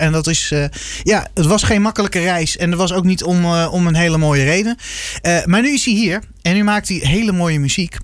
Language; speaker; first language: Dutch; native; Dutch